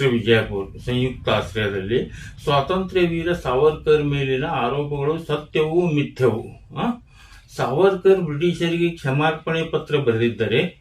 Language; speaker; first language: Kannada; native; Kannada